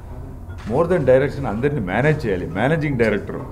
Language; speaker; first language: Telugu; non-native, learner; Tamil